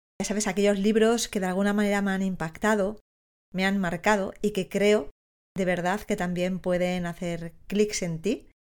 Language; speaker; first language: Spanish; native; Spanish